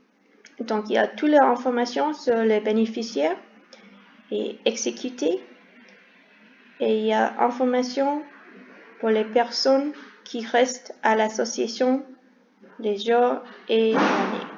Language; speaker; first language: French; non-native, learner; English